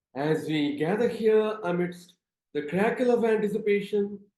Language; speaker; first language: English; non-native, local second language; Tamil